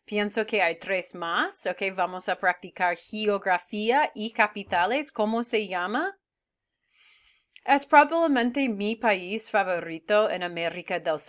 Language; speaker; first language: Spanish; non-native, fluent; English